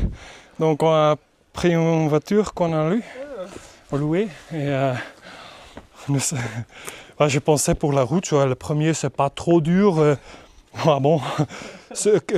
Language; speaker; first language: French; non-native, local second language; Dutch